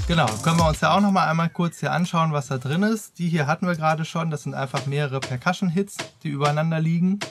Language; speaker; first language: German; native; German